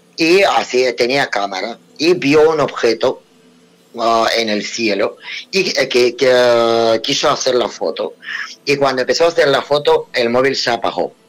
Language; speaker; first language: Spanish; non-native, fluent; Russian